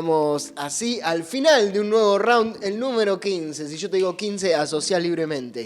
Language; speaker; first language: Spanish; native; Spanish